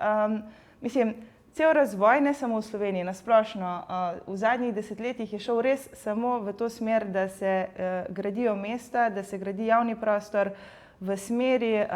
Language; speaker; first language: Slovenian; native; Slovenian